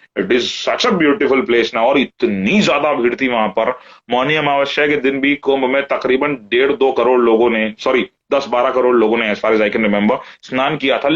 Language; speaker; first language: Hindi; native; Hindi